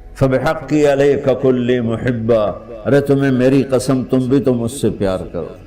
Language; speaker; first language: Urdu; non-native, local second language; Punjabi